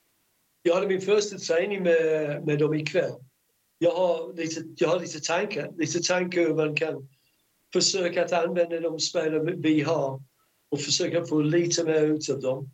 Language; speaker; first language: Swedish; non-native, fluent; English